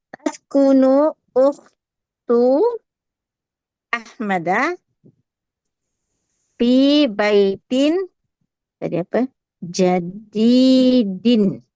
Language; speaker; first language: Arabic; non-native, learner; Indonesian